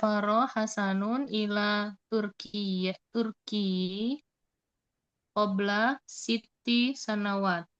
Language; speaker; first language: Arabic; non-native, learner; Indonesian